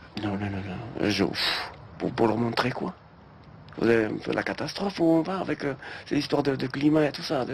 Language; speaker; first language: French; native; French